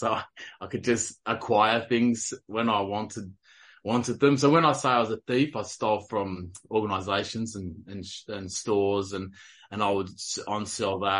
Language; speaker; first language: English; native; English